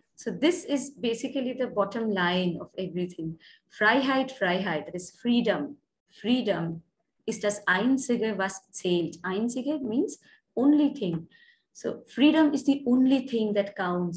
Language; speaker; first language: English; non-native, local second language; Bangla